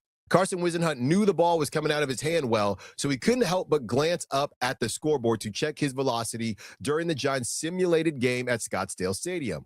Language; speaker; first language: English; native; English